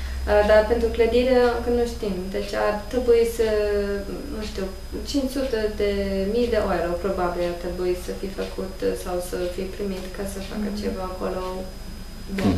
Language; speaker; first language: Romanian; non-native, learner; English